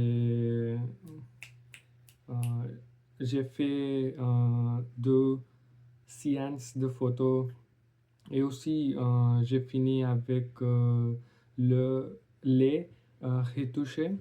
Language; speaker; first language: French; non-native, learner; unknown